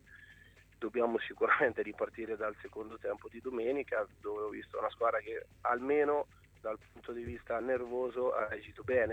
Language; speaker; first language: Italian; native; Italian